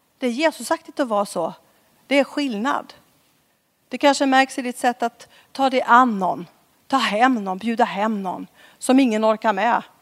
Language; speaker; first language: Swedish; native; Swedish